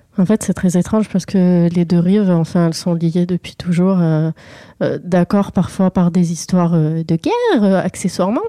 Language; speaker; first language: French; early bilingual, other home language; Arabic